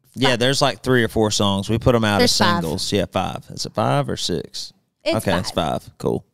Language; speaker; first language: English; native; English